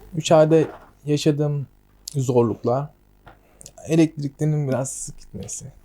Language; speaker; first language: Turkish; native; Turkish